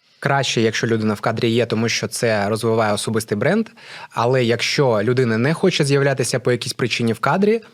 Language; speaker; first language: Ukrainian; non-native, local second language; Russian